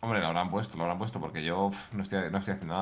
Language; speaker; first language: Spanish; native; Spanish